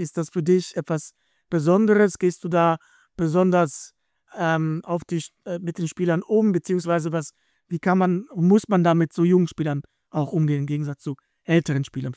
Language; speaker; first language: German; native; German